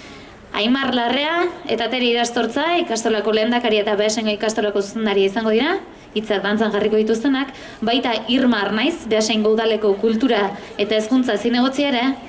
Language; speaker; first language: Basque; native; Basque